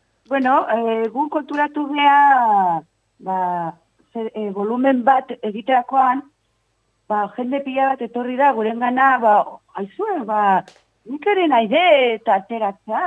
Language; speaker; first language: Basque; non-native, local second language; Spanish